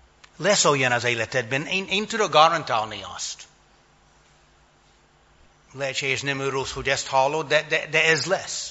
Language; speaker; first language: Hungarian; non-native, fluent; English